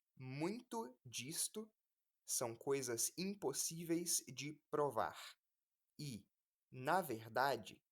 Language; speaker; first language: Portuguese; non-native, fluent; English